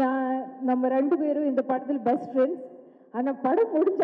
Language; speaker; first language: Tamil; non-native, local second language; Malayalam